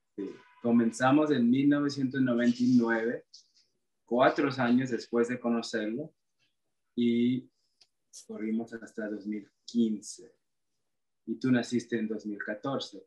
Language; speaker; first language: Spanish; early bilingual, heritage; Spanish